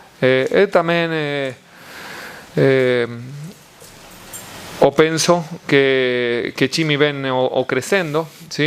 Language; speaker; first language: Portuguese; non-native, learner; Spanish